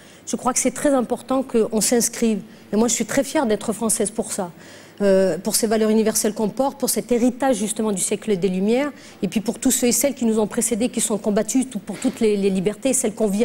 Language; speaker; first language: French; native; French